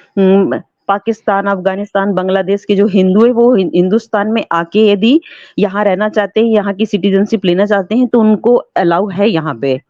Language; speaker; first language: Hindi; native; Hindi